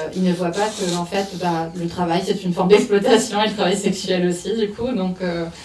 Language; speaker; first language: French; native; French